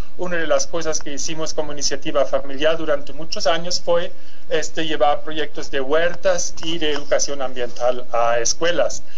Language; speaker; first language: Spanish; non-native, fluent; German